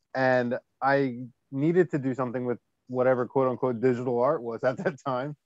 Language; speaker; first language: English; native; English